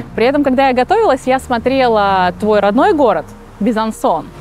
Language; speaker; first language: Russian; native; Russian